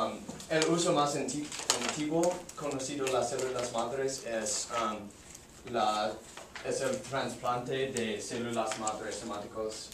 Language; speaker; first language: Spanish; non-native, learner; English